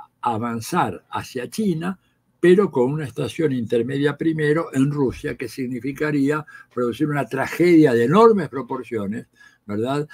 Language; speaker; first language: Spanish; native; Spanish